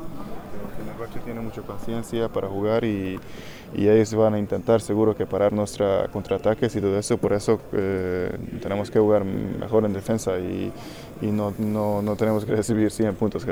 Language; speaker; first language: Spanish; non-native, learner; Hungarian